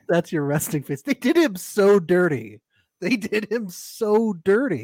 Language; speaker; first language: English; native; English